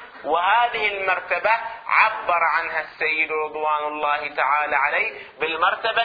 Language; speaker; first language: Arabic; native; Arabic